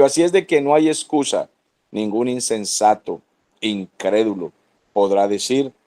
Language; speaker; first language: Spanish; native; Spanish